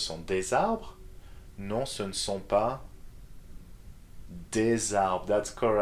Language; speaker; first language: French; non-native, fluent; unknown